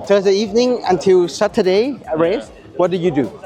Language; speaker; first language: English; non-native, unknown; Thai